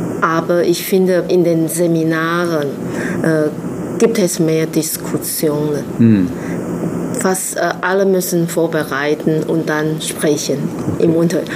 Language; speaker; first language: German; non-native, fluent; Chinese